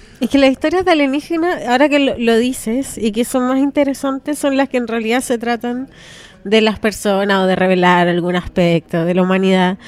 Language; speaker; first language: Spanish; native; Spanish